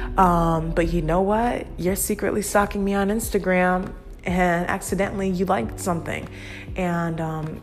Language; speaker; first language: English; native; English